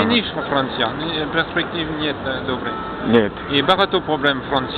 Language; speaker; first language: Russian; non-native, learner; French